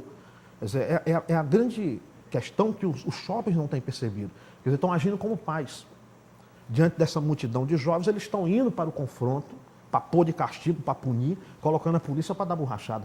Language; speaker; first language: Portuguese; native; Portuguese